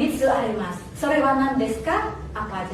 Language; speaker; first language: Japanese; non-native, fluent; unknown